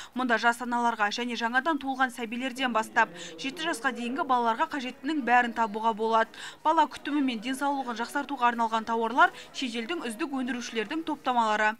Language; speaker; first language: Kazakh; native; Kazakh